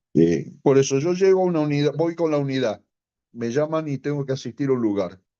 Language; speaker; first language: Spanish; native; Spanish